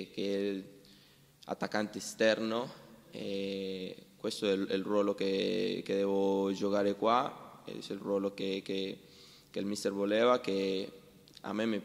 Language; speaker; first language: Italian; non-native, learner; Spanish